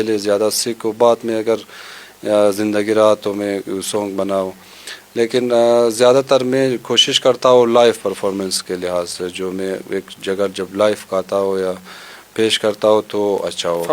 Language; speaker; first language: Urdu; non-native, local second language; Hazaragi